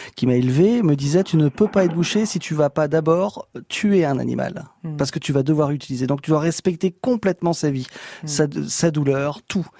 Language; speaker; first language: French; native; French